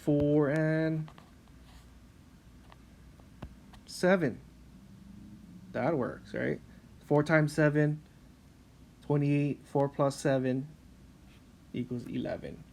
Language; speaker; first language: English; native; English